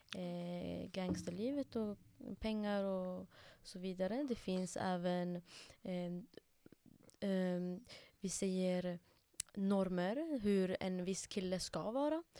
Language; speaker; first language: Swedish; early bilingual, other home language; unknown